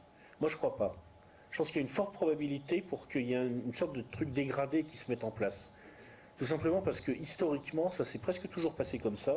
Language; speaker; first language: French; native; French